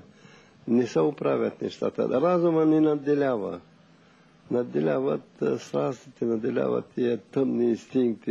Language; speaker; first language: Bulgarian; native; Bulgarian